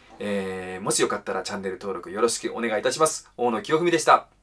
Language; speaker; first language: Japanese; native; Japanese